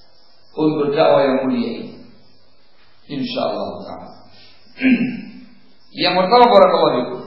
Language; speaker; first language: Indonesian; native; Indonesian